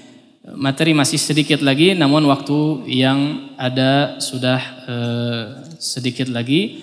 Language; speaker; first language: Indonesian; native; Indonesian